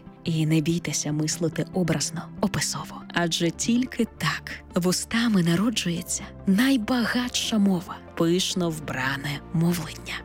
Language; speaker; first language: Ukrainian; native; Ukrainian